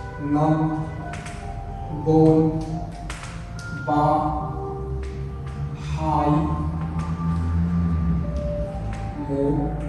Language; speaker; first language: Vietnamese; non-native, learner; Hindi